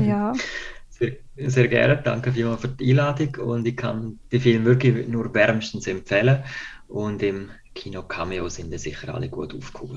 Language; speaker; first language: German; native; German